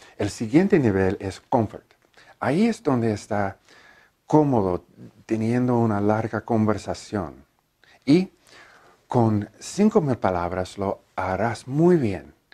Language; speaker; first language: Spanish; non-native, learner; English